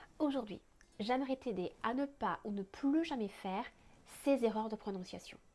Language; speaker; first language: French; native; French